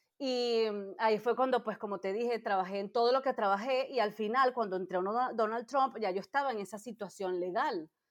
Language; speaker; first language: Spanish; native; Spanish